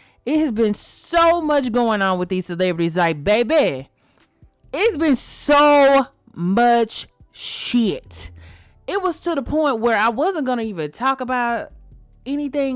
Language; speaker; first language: English; native; English